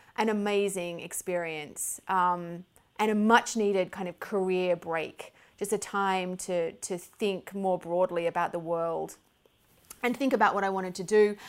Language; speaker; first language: English; native; English